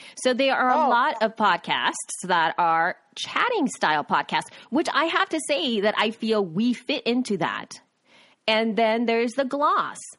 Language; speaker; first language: English; native; English